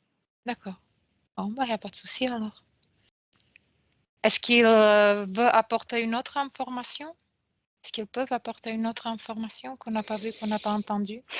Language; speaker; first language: French; non-native, fluent; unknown